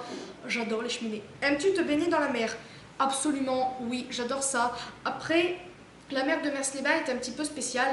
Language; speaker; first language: French; native; French